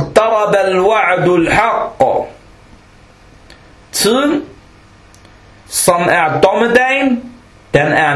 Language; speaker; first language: Danish; non-native, local second language; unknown